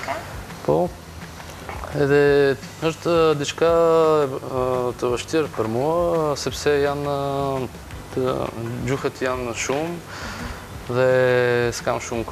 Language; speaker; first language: Albanian; non-native, learner; Bulgarian